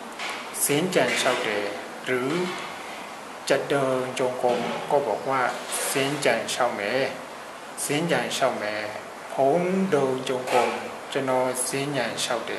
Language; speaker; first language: Thai; non-native, fluent; Burmese